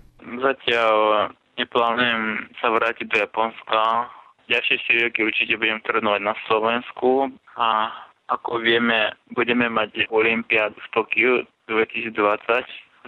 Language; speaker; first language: Slovak; non-native, fluent; Japanese